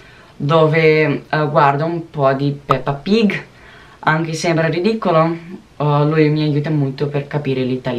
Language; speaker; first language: Italian; non-native, learner; Portuguese